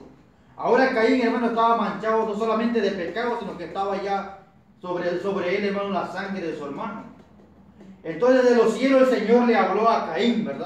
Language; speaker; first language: Spanish; native; Spanish